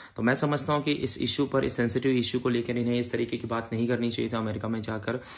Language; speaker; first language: Hindi; native; Hindi